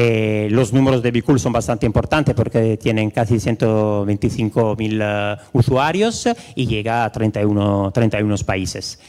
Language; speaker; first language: Spanish; non-native, fluent; Italian